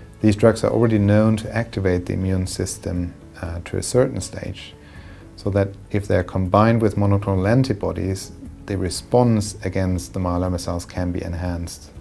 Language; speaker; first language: English; non-native, fluent; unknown